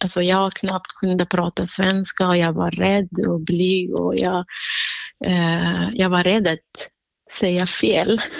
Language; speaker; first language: Swedish; non-native, fluent; Kurdish